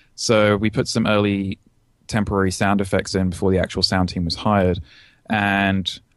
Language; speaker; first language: English; native; English